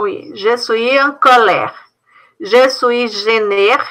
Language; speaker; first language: French; non-native, learner; Portuguese